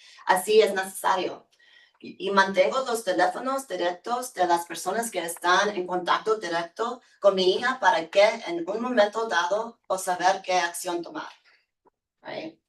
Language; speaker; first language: Spanish; early bilingual, heritage; Spanish